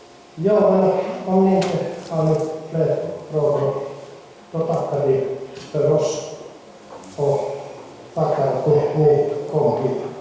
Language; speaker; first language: Swedish; non-native, fluent; Finnish